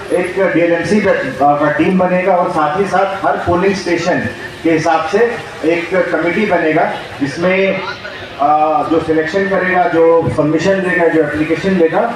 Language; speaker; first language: Hindi; non-native, local second language; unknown